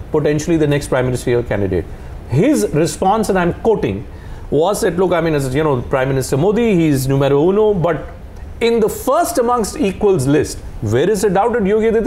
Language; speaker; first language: English; non-native, local second language; Hindi